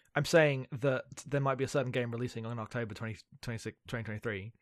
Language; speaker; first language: English; native; English